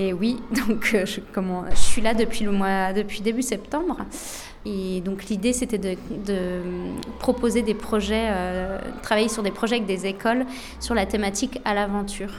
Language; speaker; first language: French; native; French